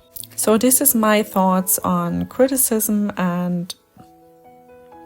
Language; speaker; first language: English; non-native, fluent; German